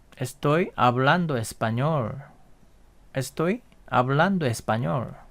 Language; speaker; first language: Spanish; non-native, fluent; Korean